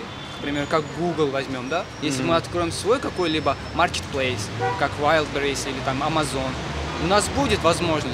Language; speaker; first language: Russian; non-native, local second language; Uzbek